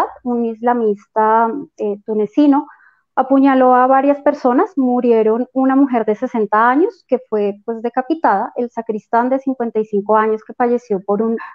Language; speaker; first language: Spanish; native; Spanish